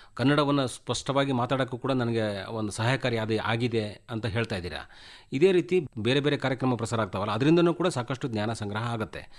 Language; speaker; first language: Kannada; native; Kannada